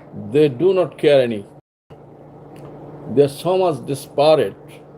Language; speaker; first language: English; non-native, local second language; Bangla